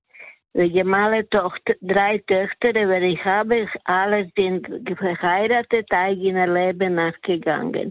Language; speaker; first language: German; non-native, learner; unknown